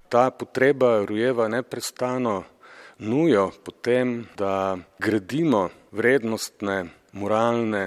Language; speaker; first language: Slovenian; native; Slovenian